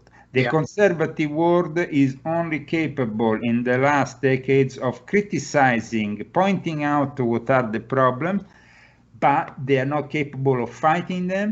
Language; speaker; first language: English; non-native, fluent; Italian